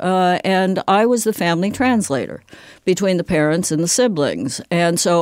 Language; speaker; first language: English; native; English